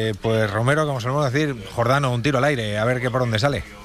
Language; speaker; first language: Spanish; native; Spanish